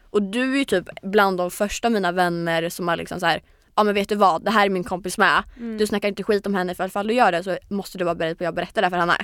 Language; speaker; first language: Swedish; native; Swedish